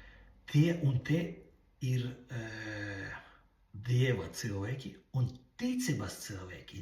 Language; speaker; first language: Latvian; non-native, local second language; Russian